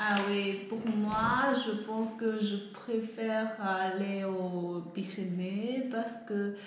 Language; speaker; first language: French; non-native, learner; Chinese